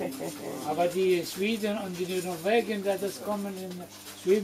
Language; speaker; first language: German; non-native, learner; Arabic